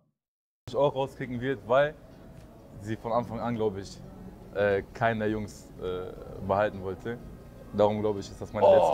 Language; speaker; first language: German; early bilingual, other home language; Arabic